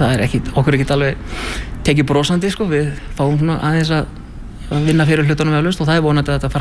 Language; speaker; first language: Icelandic; native; Icelandic